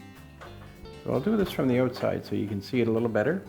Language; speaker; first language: English; native; English